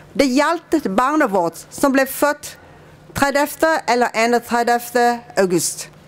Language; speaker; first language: Norwegian; non-native, fluent; Vietnamese